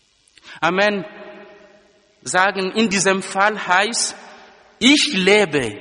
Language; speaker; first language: German; non-native, fluent; Lingala